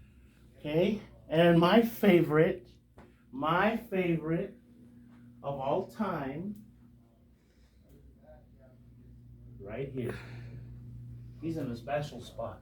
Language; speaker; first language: English; native; English